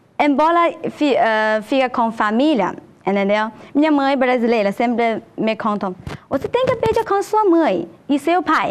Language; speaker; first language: Portuguese; non-native, learner; Chinese